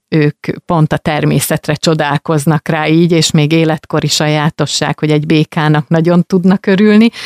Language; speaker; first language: Hungarian; native; Hungarian